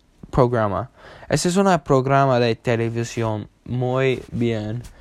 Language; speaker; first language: Spanish; non-native, learner; English